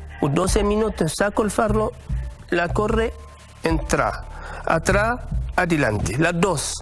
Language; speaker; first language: Spanish; non-native, learner; Arabic